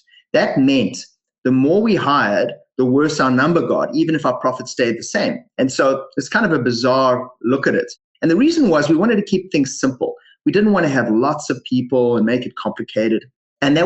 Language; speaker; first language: English; native; English